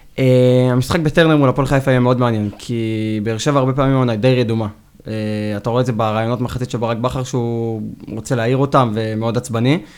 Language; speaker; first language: Hebrew; native; Hebrew